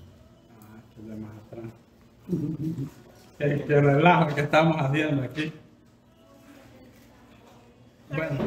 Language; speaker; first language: Spanish; native; Spanish